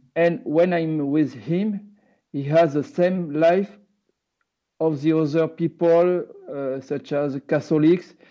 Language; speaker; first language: English; non-native, learner; French